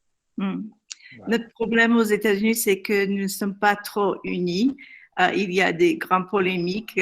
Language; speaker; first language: French; non-native, fluent; English